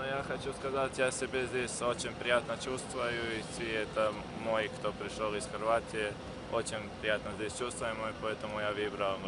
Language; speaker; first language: Russian; non-native, learner; Croatian